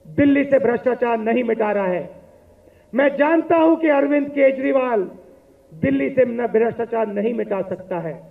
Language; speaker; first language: Hindi; native; Hindi